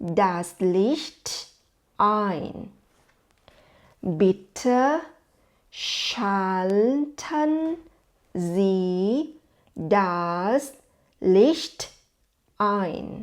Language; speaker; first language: German; non-native, fluent; Thai